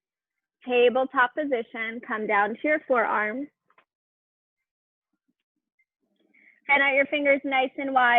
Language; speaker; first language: English; native; English